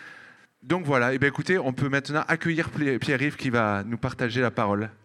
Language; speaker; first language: French; native; French